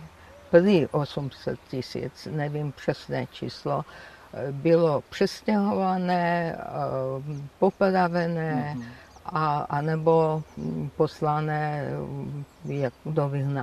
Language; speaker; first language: Czech; non-native, fluent; Georgian